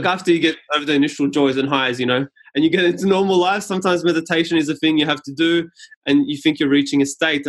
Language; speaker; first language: English; non-native, local second language; Serbian